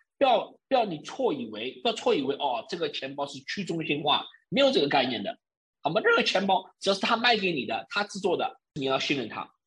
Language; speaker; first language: Chinese; early bilingual, heritage; Chinese